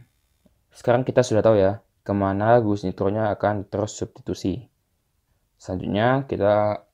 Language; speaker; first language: Indonesian; native; Indonesian